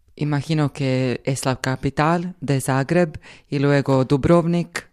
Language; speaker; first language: Spanish; non-native, fluent; Croatian